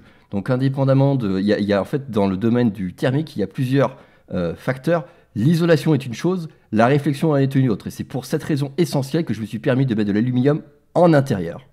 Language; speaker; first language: French; native; French